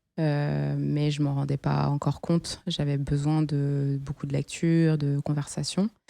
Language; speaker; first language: French; native; French